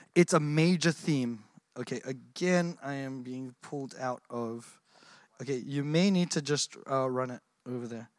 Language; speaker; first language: English; native; English